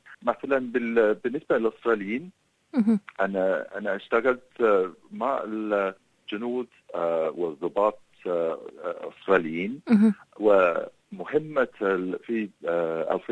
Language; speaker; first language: Arabic; non-native, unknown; English